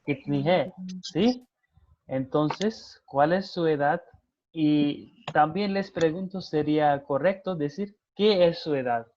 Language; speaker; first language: Spanish; non-native, fluent; Hindi